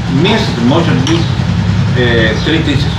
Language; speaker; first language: Russian; non-native, learner; Spanish